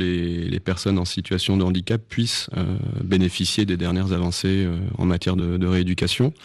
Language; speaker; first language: French; native; French